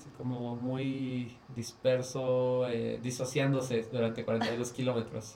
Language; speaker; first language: Spanish; native; Spanish